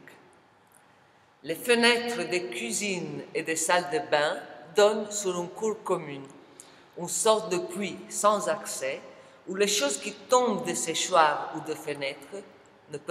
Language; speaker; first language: French; native; French